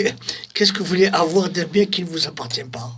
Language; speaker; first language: French; non-native, local second language; Arabic